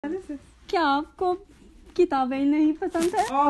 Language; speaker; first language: Hindi; non-native, learner; English